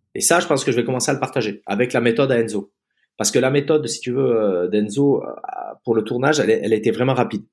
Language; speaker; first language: French; native; French